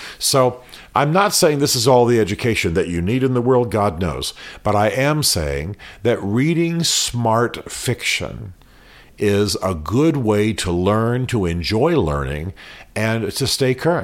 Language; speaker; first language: English; native; English